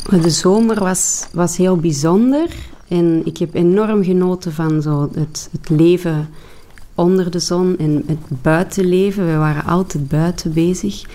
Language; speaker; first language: Dutch; native; Dutch